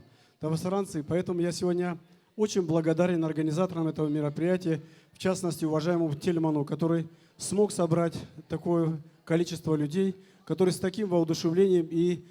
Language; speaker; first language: Russian; non-native, local second language; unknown